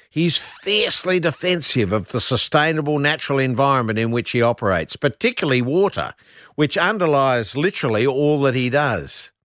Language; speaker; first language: English; native; English